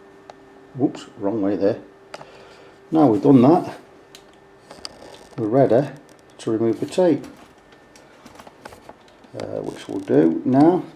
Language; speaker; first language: English; native; English